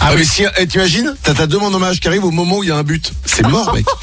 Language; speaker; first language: French; native; French